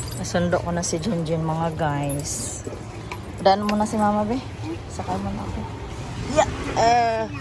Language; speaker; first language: Filipino; non-native, local second language; Cebuano